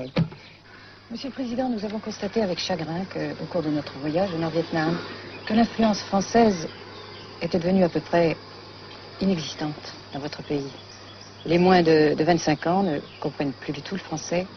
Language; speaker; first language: French; native; French